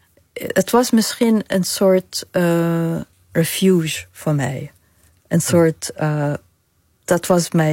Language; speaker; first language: Dutch; non-native, fluent; Arabic